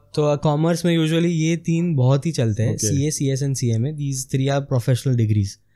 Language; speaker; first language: Hindi; non-native, local second language; Gujarati